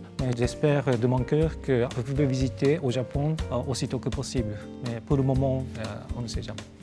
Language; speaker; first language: French; non-native, fluent; Japanese